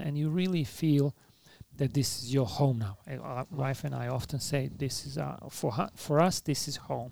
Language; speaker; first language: English; non-native, fluent; Bosnian